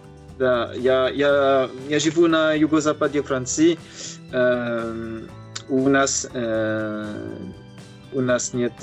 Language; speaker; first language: Russian; non-native, learner; French